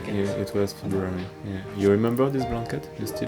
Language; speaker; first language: English; non-native, learner; French